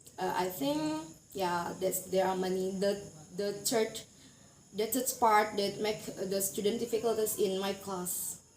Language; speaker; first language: English; non-native, learner; Indonesian